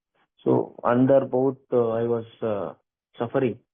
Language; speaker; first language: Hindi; non-native, local second language; Kannada